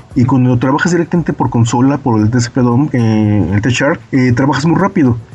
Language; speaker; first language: Spanish; native; Spanish